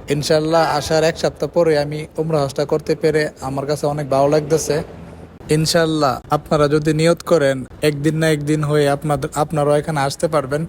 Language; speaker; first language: Bangla; native; Bangla